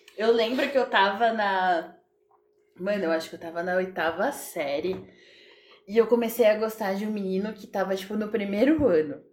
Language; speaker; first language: Portuguese; native; Portuguese